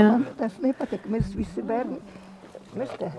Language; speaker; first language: Latvian; non-native, learner; Russian